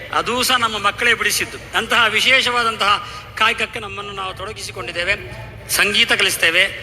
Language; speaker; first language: Kannada; non-native, local second language; Tulu